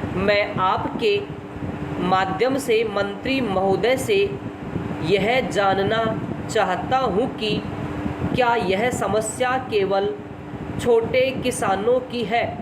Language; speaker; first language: Hindi; native; Hindi